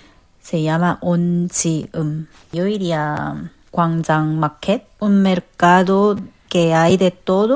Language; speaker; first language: Spanish; non-native, fluent; Korean